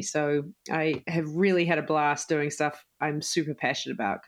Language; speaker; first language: English; native; English